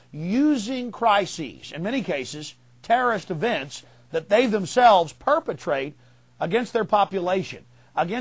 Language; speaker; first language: English; native; English